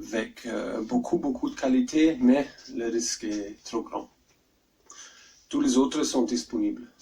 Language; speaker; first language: French; non-native, learner; German